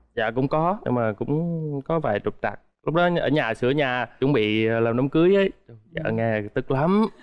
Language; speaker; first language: Vietnamese; native; Vietnamese